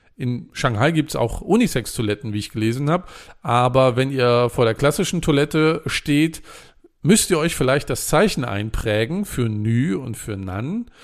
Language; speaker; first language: German; native; German